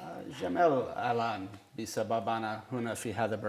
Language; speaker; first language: Arabic; non-native, learner; English